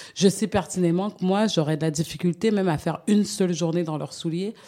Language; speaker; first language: French; native; French